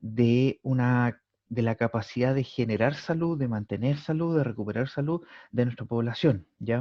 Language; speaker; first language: Spanish; native; Spanish